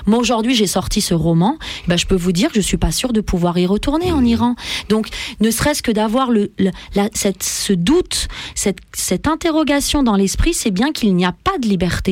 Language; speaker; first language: French; early bilingual, other home language; Persian